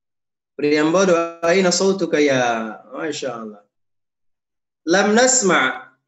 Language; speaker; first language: Arabic; non-native, fluent; Indonesian